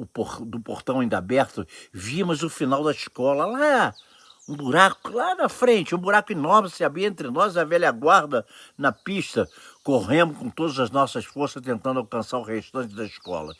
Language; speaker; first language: Portuguese; native; Portuguese